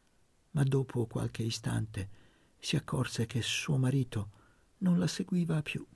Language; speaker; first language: Italian; native; Italian